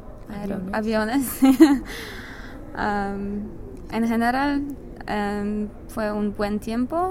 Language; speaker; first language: Spanish; non-native, learner; English